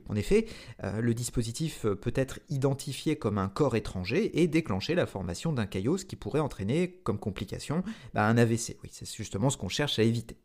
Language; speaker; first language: French; native; French